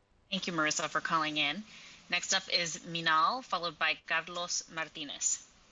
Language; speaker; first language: English; early bilingual, other home language; Spanish